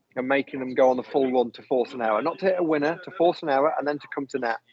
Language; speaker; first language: English; native; English